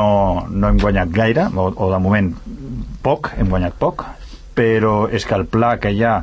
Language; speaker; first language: Catalan; native; Catalan